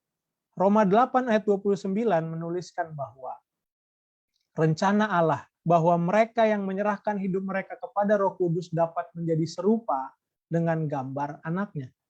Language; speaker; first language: Indonesian; native; Indonesian